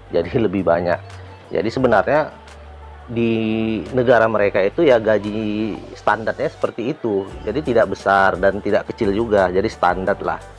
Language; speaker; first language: Indonesian; native; Indonesian